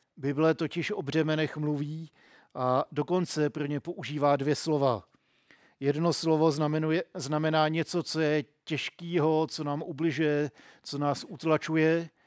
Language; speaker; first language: Czech; native; Czech